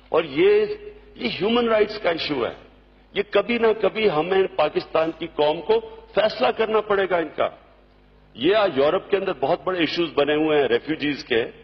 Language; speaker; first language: Urdu; native; Urdu